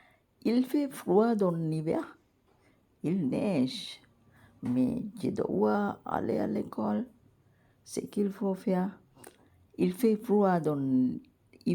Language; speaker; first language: French; non-native, learner; Sinhala